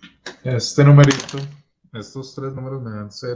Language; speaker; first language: Spanish; native; Spanish